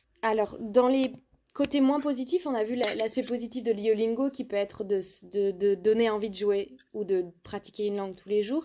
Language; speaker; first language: French; native; French